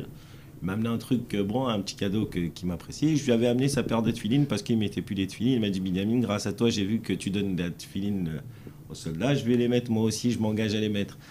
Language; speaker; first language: French; native; French